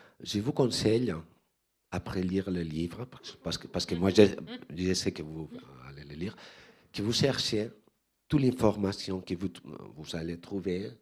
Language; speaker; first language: French; non-native, learner; Spanish